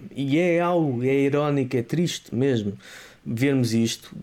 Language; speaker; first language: Portuguese; native; Portuguese